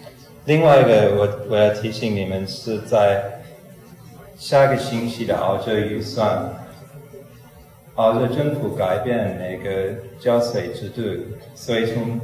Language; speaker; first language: Chinese; non-native, fluent; English